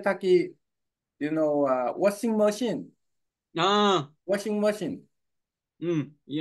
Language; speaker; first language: English; non-native, learner; Korean